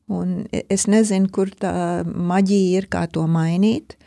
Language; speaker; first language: Latvian; early bilingual, heritage; Latvian